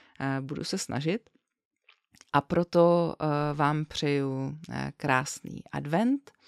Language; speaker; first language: Czech; native; Czech